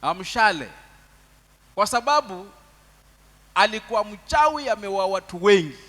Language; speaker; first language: Swahili; non-native, local second language; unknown